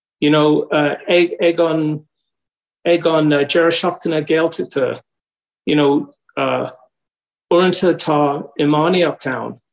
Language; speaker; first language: Irish; non-native, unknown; English